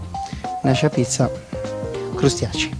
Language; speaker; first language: Russian; non-native, learner; Italian